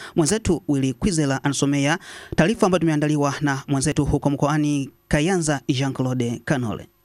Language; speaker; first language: Swahili; non-native, local second language; Rundi